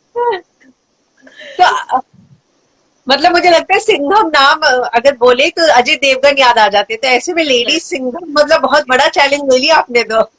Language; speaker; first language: Hindi; native; Hindi